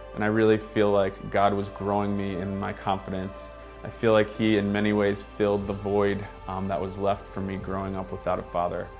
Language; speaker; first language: English; native; English